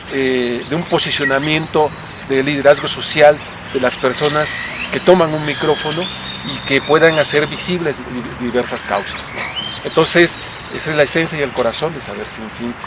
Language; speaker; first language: Spanish; native; Spanish